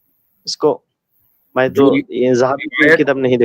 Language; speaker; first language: Hindi; non-native, learner; Bangla